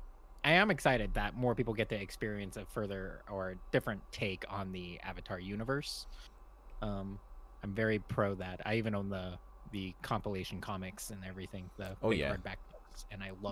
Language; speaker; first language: English; native; English